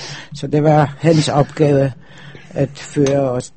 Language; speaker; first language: Danish; non-native, fluent; Polish